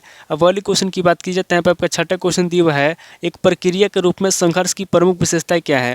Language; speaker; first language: Hindi; native; Hindi